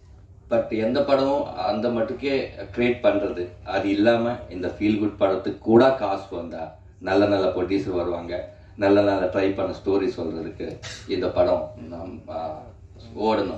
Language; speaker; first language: Tamil; non-native, learner; Telugu